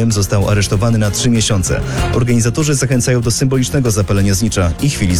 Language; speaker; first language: Polish; native; Polish